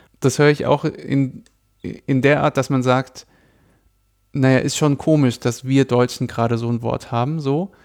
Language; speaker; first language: German; native; German